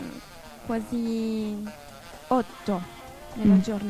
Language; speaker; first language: Italian; non-native, learner; French